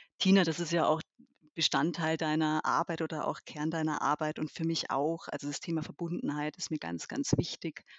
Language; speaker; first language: German; early bilingual, other home language; Albanian